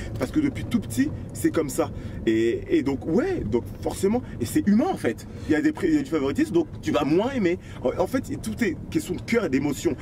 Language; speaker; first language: French; early bilingual, other home language; Haitian Creole